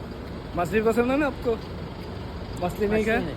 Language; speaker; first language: Hindi; non-native, learner; Bangla